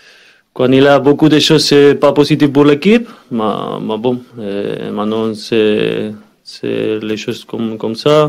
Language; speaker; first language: French; non-native, learner; Spanish